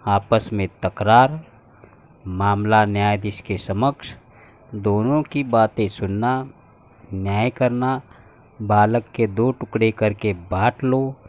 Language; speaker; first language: Hindi; non-native, local second language; Marathi